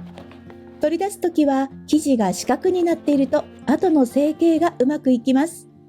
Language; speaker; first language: Japanese; native; Japanese